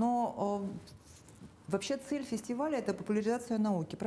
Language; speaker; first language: Russian; native; Russian